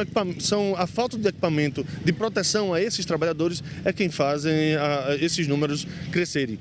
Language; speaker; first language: Portuguese; native; Portuguese